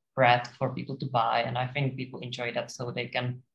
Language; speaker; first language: English; non-native, fluent; Czech